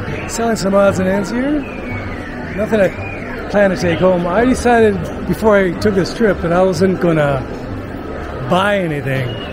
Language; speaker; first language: English; early bilingual, other home language; Spanish